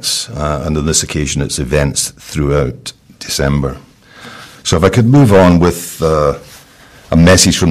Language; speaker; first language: English; native; English